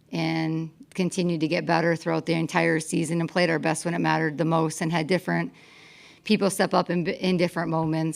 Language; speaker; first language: English; native; English